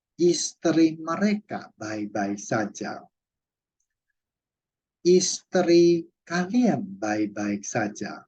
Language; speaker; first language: Indonesian; non-native, fluent; Chinese